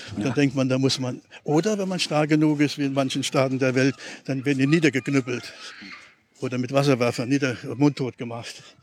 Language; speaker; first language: German; native; German